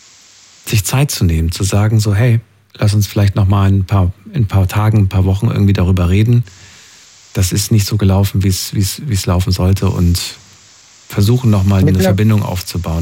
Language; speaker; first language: German; native; German